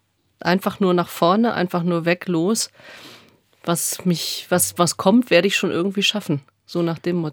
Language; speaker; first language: German; native; German